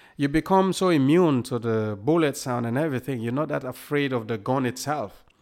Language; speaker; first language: English; non-native, local second language; Krio